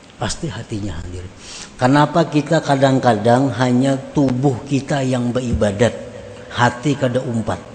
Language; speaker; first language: Indonesian; non-native, local second language; Banjar